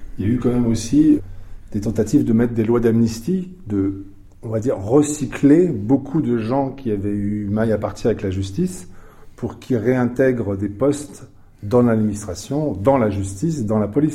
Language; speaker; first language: French; native; French